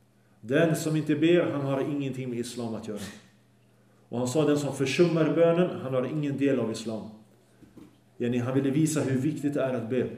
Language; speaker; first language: Swedish; early bilingual, other home language; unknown